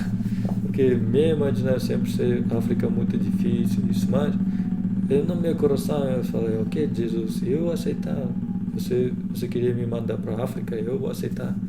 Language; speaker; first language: Portuguese; non-native, learner; Russian